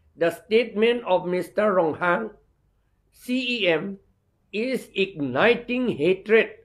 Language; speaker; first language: English; non-native, local second language; Karbi